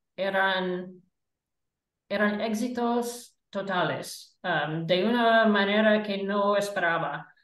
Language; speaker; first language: Spanish; non-native, fluent; English